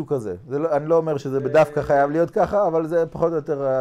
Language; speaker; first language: Hebrew; non-native, fluent; English